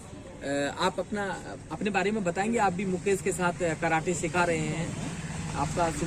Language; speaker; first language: Hindi; native; Hindi